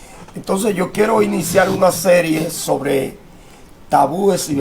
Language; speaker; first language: Spanish; native; Spanish